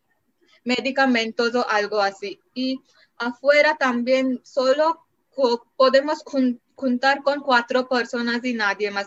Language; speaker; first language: Spanish; non-native, learner; Marathi